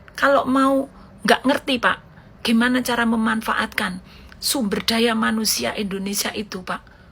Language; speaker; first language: Indonesian; native; Indonesian